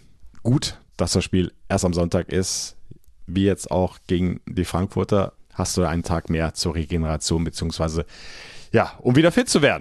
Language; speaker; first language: German; native; German